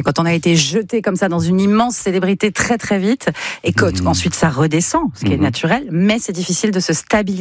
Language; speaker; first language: French; native; French